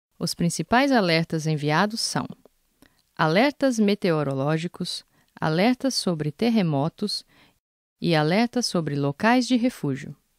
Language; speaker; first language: Portuguese; native; Portuguese